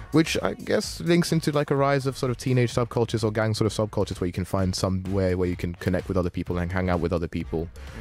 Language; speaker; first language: English; native; English